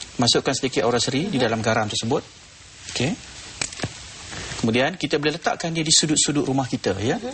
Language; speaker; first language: Malay; native; Malay